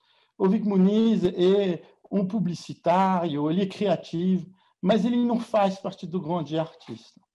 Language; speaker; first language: Portuguese; non-native, fluent; French